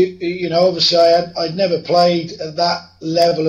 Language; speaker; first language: English; native; English